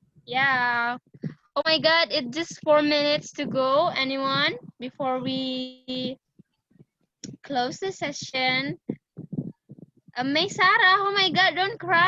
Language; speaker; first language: English; non-native, fluent; Indonesian